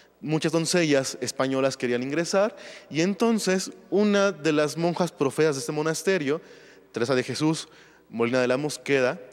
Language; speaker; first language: Spanish; native; Spanish